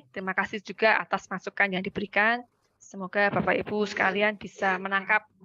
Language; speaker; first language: Malay; native; Malay